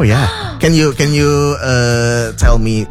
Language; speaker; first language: English; non-native, fluent; Indonesian